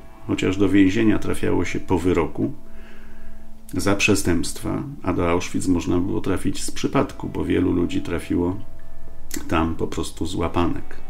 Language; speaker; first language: Polish; native; Polish